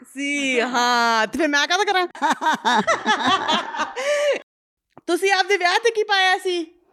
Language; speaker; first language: Punjabi; early bilingual, heritage; Punjabi